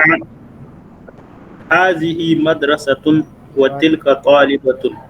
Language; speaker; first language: Arabic; non-native, learner; French